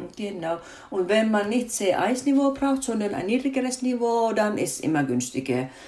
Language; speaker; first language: German; non-native, fluent; Finnish